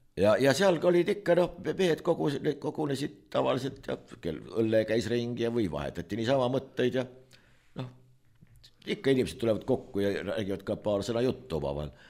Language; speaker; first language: Estonian; native; Estonian